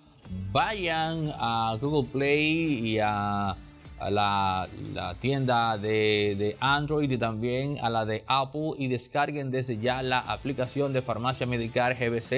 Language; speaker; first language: Spanish; native; Spanish